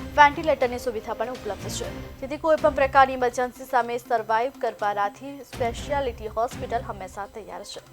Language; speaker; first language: Gujarati; native; Gujarati